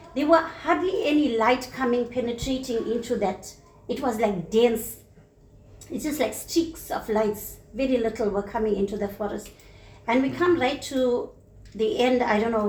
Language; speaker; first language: English; native; English